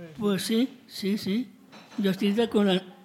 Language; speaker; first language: Catalan; non-native, local second language; Spanish